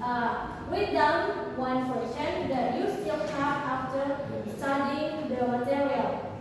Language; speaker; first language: English; non-native, learner; Indonesian